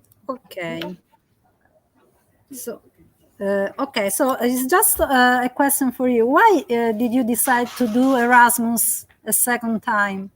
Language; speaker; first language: English; non-native, fluent; Italian